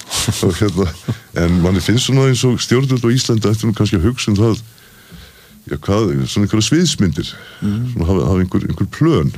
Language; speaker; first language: Icelandic; native; Icelandic